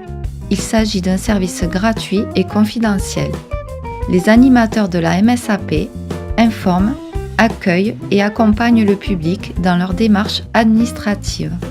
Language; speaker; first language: French; native; French